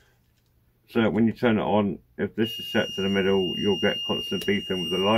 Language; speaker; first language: English; native; English